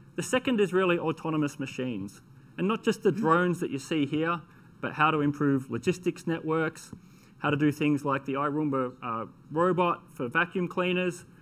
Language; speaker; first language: English; native; English